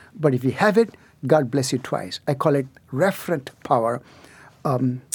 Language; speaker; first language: English; non-native, local second language; Tamil